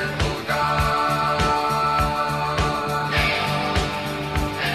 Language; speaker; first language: English; native; English